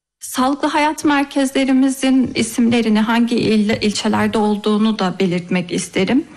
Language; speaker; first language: Turkish; native; Turkish